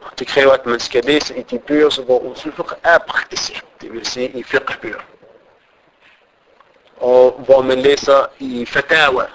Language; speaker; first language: Danish; non-native, fluent; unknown